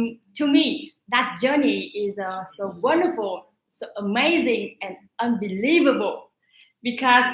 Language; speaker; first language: English; non-native, learner; Vietnamese